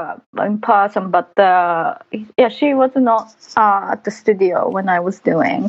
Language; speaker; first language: English; non-native, fluent; Japanese